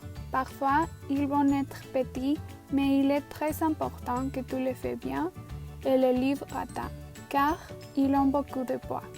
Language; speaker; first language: French; non-native, learner; Spanish